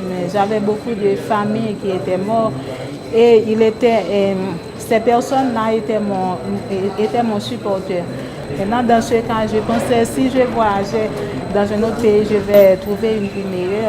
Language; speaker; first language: French; non-native, local second language; Haitian Creole